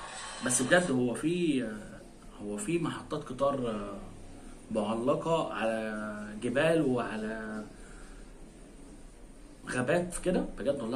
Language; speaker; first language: Arabic; native; Arabic